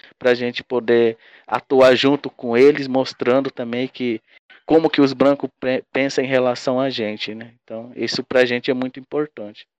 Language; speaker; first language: Portuguese; non-native, local second language; Guarani